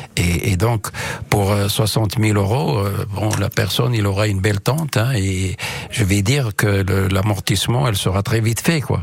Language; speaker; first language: French; non-native, local second language; Arabic